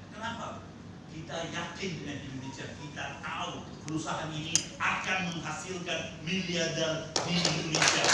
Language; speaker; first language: Indonesian; non-native, fluent; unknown